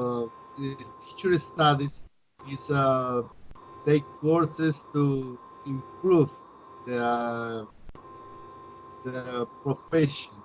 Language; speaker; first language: English; non-native, learner; Spanish